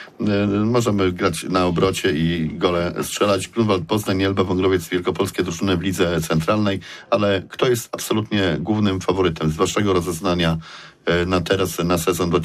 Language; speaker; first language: Polish; native; Polish